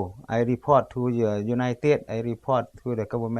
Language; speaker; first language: English; non-native, learner; Lao